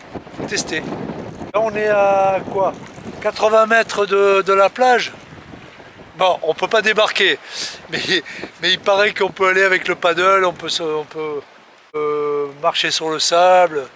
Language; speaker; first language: French; native; French